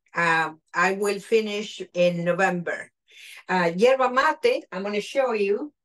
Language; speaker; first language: English; non-native, fluent; Spanish